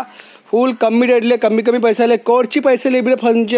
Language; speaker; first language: Malayalam; non-native, learner; Hindi